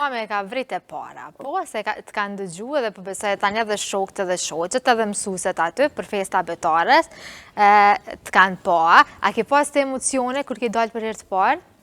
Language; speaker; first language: Albanian; native; Albanian